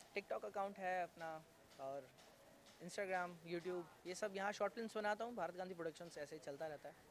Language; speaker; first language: Hindi; native; Hindi